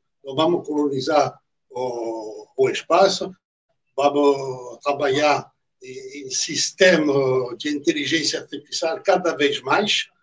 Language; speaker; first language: Portuguese; non-native, fluent; French